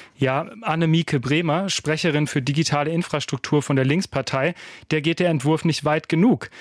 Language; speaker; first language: German; native; German